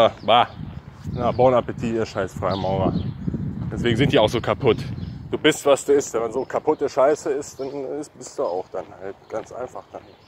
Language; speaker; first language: German; native; German